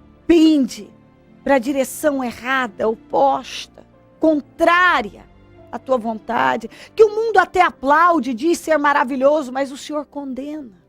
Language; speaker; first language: Portuguese; native; Portuguese